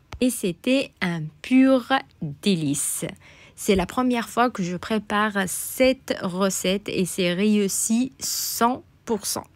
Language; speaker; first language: French; non-native, local second language; Arabic